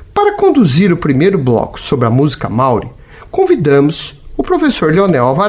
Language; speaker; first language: Portuguese; native; Portuguese